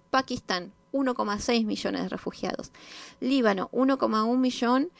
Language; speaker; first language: Spanish; native; Spanish